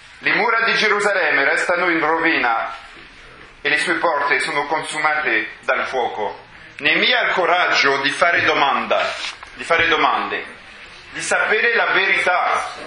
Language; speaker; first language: Italian; non-native, fluent; French